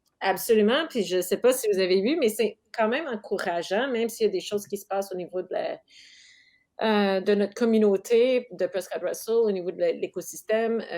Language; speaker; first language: French; non-native, local second language; English